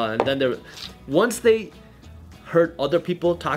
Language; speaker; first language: English; early bilingual, other home language; Punjabi